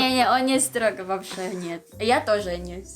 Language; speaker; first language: Russian; non-native, learner; Filipino